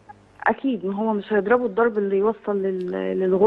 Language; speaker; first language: Arabic; native; Arabic